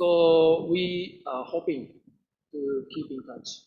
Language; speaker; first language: English; non-native, fluent; Japanese